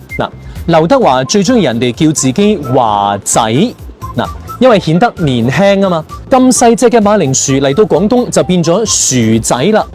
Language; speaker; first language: Cantonese; native; Cantonese